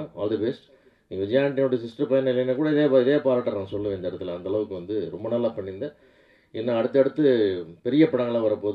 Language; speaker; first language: Tamil; native; Tamil